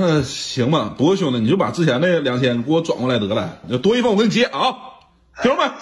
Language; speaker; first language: Chinese; native; Chinese